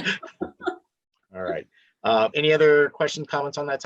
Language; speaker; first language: English; native; English